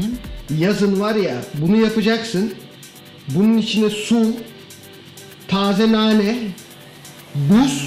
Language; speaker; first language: Turkish; native; Turkish